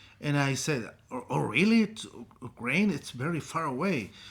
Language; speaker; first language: English; non-native, learner; Spanish